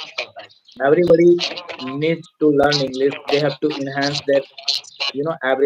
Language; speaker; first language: English; non-native, fluent; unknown